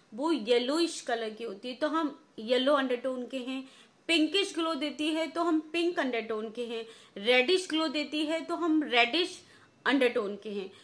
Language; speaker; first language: Hindi; native; Hindi